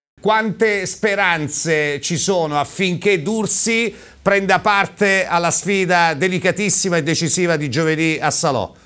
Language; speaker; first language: Italian; native; Italian